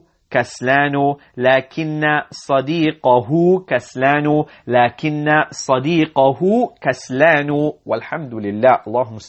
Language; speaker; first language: Arabic; non-native, fluent; English